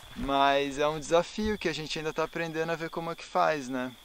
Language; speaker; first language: Portuguese; native; Portuguese